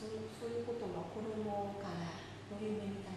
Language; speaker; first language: Japanese; non-native, fluent; Vietnamese